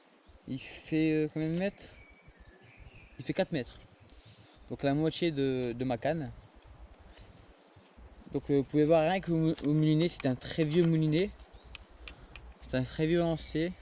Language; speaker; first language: French; native; French